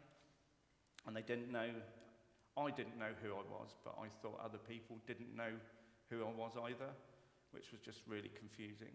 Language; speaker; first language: English; native; English